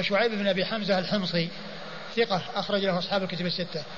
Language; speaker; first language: Arabic; native; Arabic